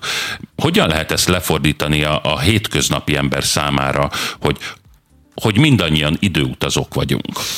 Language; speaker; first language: Hungarian; native; Hungarian